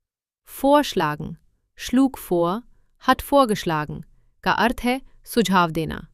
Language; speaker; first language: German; non-native, fluent; Hindi